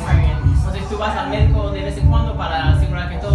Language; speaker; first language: Spanish; non-native, learner; English